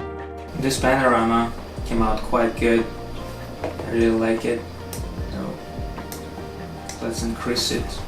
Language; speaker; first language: English; non-native, fluent; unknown